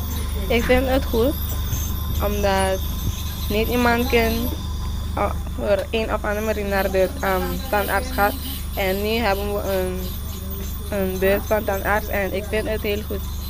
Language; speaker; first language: Dutch; non-native, local second language; Papiamento